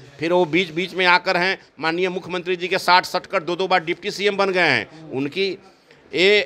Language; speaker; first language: Hindi; native; Hindi